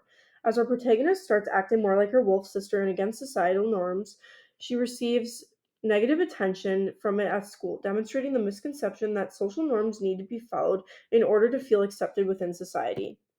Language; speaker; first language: English; native; English